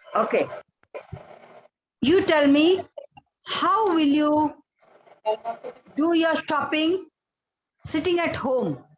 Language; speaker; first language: English; non-native, local second language; Odia